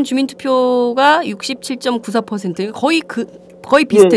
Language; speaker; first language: Korean; native; Korean